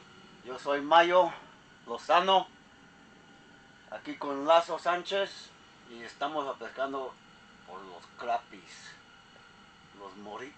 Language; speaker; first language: Spanish; early bilingual, heritage; Spanish